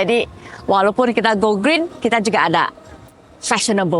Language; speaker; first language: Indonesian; early bilingual, heritage; Indonesian